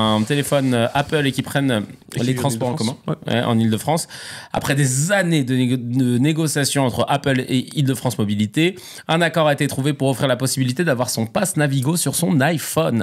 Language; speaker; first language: French; native; French